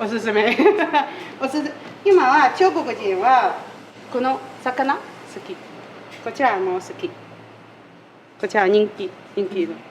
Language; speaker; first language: Japanese; non-native, learner; Chinese